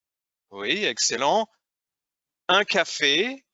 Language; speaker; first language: French; non-native, fluent; English